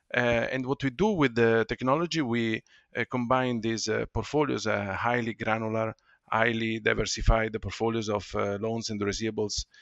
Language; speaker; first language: English; non-native, fluent; Italian